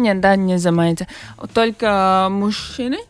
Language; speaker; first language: Russian; non-native, local second language; Latvian